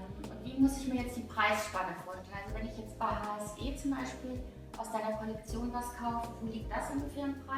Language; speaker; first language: German; native; German